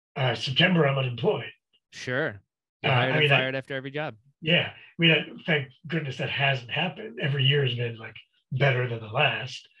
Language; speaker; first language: English; native; English